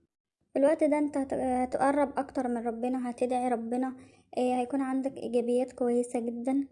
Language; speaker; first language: Arabic; native; Arabic